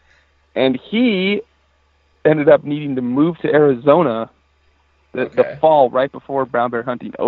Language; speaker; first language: English; native; English